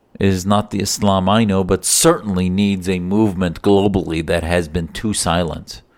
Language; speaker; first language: English; native; English